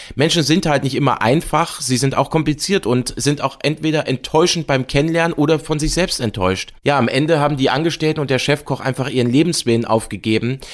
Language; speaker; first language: German; native; German